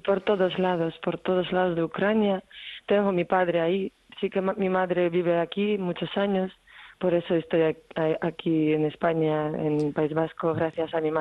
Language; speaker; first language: Spanish; non-native, fluent; Ukrainian